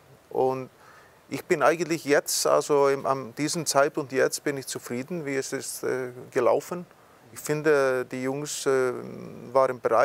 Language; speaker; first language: German; non-native, fluent; Icelandic